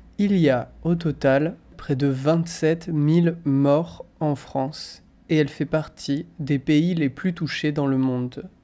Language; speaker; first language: French; native; French